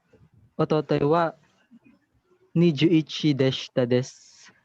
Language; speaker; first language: Japanese; non-native, learner; Filipino